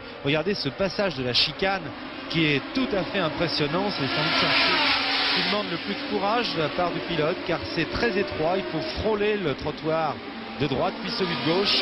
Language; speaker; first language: French; native; French